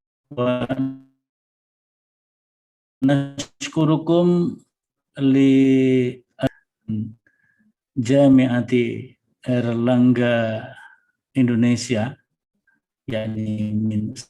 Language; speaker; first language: Arabic; non-native, fluent; Indonesian